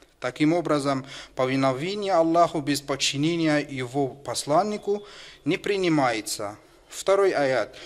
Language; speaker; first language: Russian; non-native, fluent; Arabic